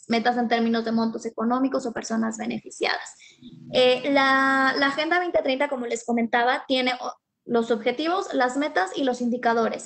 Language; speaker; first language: Spanish; native; Spanish